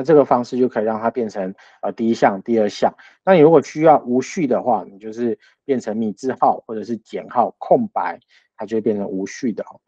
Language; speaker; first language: Chinese; native; Chinese